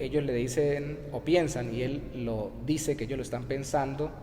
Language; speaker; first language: Spanish; native; Spanish